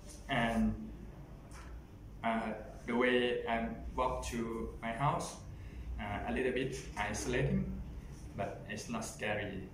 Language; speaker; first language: English; non-native, learner; Thai